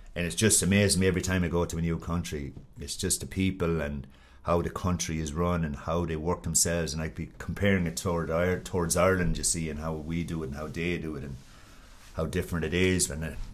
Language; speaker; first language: English; native; English